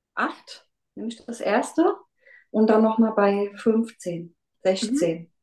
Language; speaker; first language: German; native; German